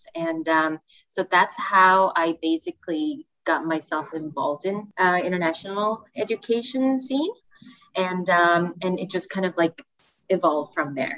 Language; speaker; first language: English; non-native, fluent; Korean